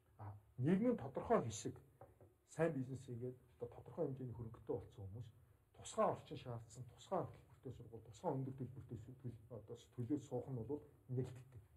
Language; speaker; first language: Mongolian; native; Mongolian